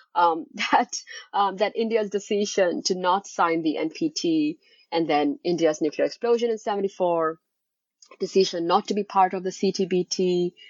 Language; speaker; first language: English; non-native, local second language; Bangla